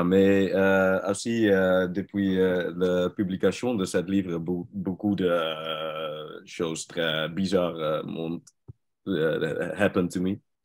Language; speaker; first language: French; non-native, learner; Dutch